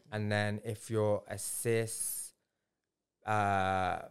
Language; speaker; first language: English; native; English